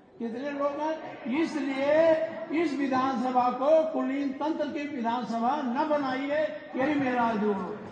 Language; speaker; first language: Hindi; native; Hindi